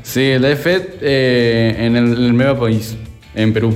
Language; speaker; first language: Catalan; non-native, learner; Spanish